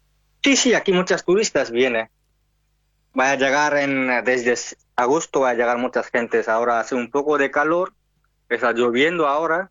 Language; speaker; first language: Spanish; non-native, learner; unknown